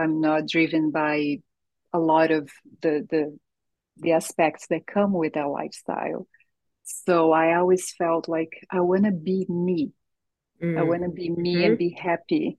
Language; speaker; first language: English; non-native, fluent; Portuguese